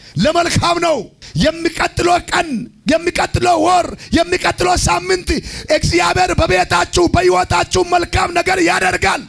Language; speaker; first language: Amharic; non-native, local second language; Oromo